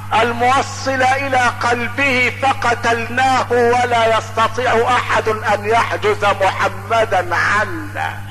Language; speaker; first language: Arabic; native; Arabic